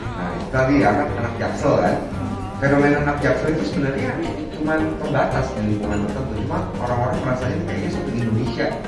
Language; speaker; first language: Indonesian; non-native, local second language; Minangkabau